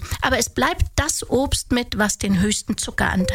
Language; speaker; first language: German; native; German